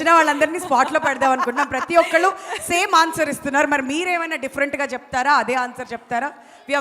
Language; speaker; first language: Telugu; native; Telugu